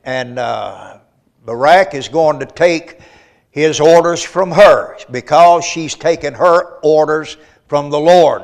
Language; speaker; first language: English; native; English